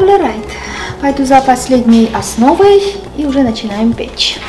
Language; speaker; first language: Russian; non-native, local second language; Armenian